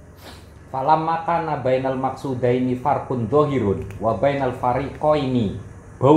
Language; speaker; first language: Arabic; non-native, fluent; Indonesian